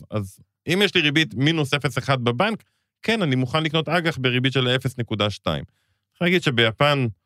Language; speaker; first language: Hebrew; native; Hebrew